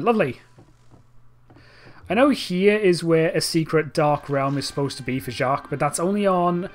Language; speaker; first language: English; native; English